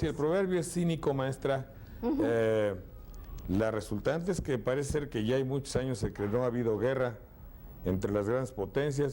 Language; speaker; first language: Spanish; native; Spanish